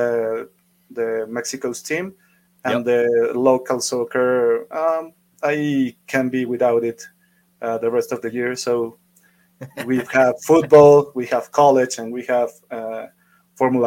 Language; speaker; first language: English; non-native, fluent; Spanish